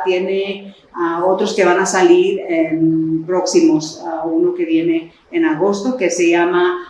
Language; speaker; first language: Spanish; early bilingual, other home language; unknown